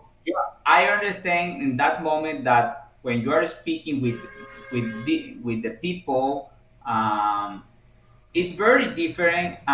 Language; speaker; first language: English; non-native, learner; Spanish